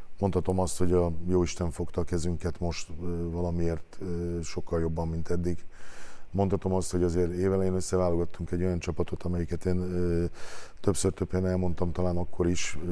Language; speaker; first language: Hungarian; native; Hungarian